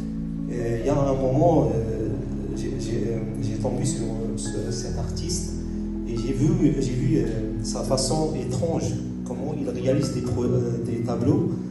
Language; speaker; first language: French; non-native, local second language; Arabic